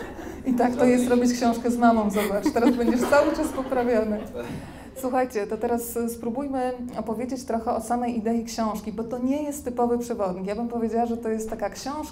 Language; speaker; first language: Polish; native; Polish